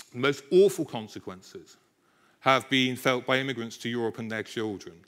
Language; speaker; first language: English; native; English